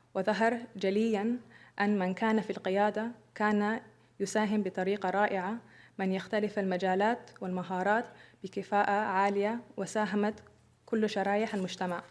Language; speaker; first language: Arabic; early bilingual, other home language; English